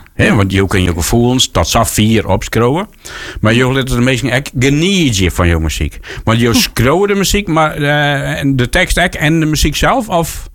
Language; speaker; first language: Dutch; non-native, local second language; Western Frisian